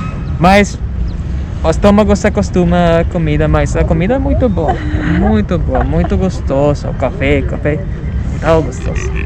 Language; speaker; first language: Portuguese; non-native, fluent; Spanish